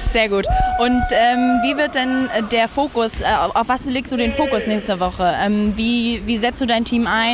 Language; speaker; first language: German; native; German